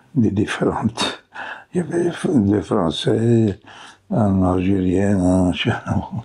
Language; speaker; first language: French; non-native, fluent; Bulgarian